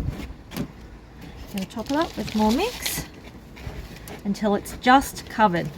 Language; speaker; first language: English; native; English